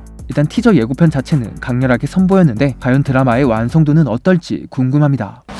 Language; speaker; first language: Korean; native; Korean